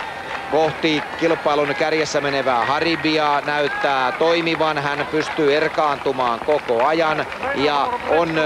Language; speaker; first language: Finnish; native; Finnish